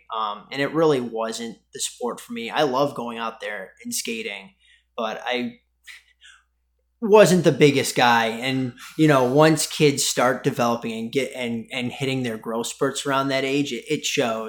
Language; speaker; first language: English; native; English